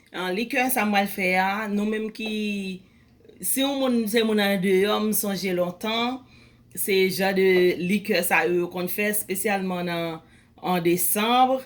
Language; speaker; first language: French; non-native, learner; Haitian Creole